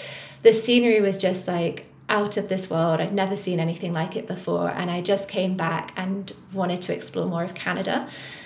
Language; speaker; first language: English; native; English